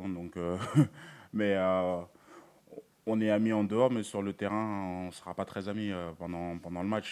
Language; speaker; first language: French; native; French